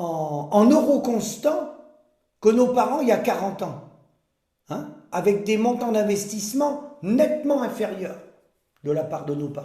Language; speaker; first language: French; native; French